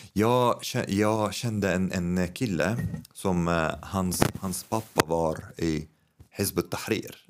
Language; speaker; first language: Swedish; non-native, fluent; Arabic